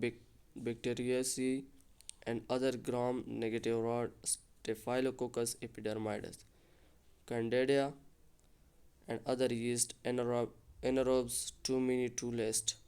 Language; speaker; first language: English; non-native, local second language; Urdu